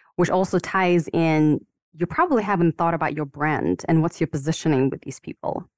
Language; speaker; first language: English; non-native, fluent; Ukrainian